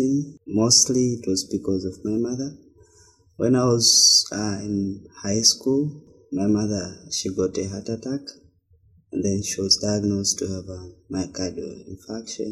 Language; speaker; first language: English; non-native, local second language; Swahili